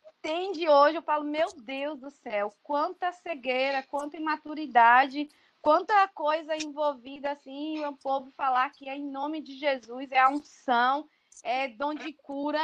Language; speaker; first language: Portuguese; native; Portuguese